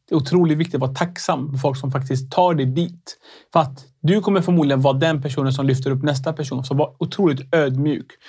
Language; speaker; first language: Swedish; early bilingual, other home language; Arabic